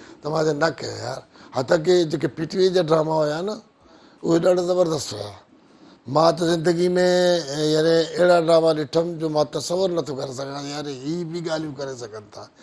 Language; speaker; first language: Sindhi; non-native, local second language; Brahui